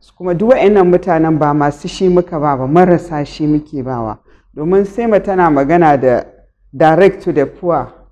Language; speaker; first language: Hausa; native; Hausa